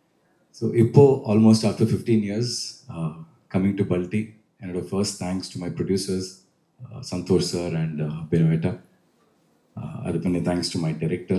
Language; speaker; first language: Malayalam; non-native, learner; Tamil